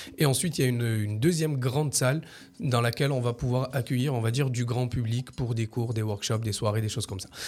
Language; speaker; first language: French; native; French